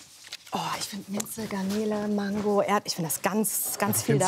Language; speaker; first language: German; native; German